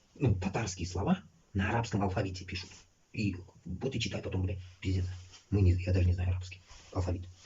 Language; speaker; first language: Russian; non-native, local second language; Uzbek